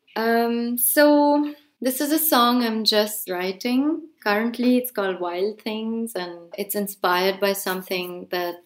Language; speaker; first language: English; non-native, local second language; Hindi